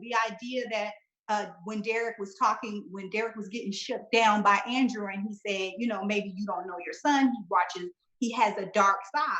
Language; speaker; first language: English; native; English